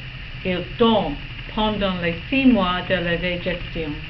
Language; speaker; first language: French; non-native, learner; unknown